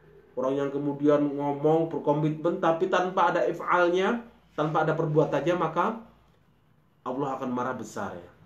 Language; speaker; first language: Indonesian; native; Indonesian